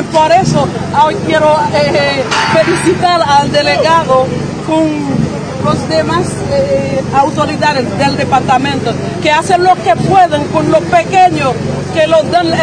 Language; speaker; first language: Spanish; non-native, fluent; Haitian Creole